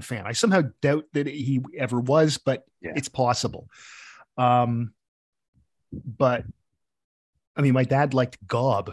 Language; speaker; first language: English; native; English